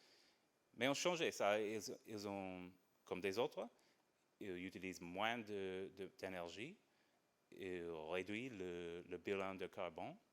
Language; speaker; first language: French; non-native, fluent; English